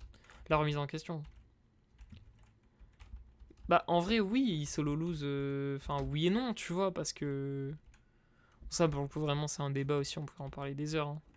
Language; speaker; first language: French; native; French